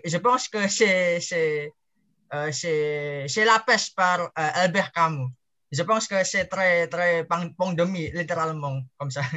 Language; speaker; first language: French; non-native, learner; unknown